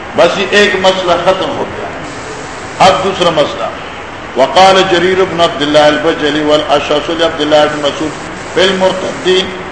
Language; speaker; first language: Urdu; non-native, local second language; Northern Hindko